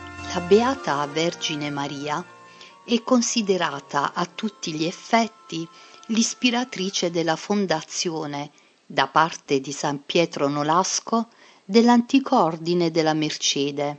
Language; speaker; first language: Italian; native; Italian